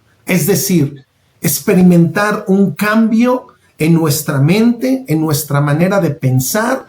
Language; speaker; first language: Spanish; native; Spanish